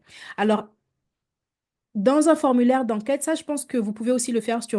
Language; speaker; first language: French; native; French